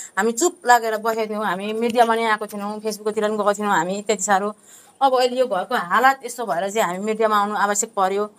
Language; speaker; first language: Nepali; native; Nepali